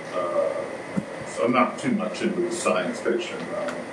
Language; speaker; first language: English; native; English